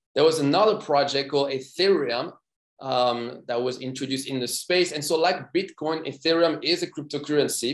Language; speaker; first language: English; non-native, fluent; French